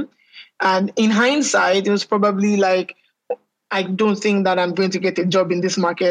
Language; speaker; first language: English; non-native, local second language; Yoruba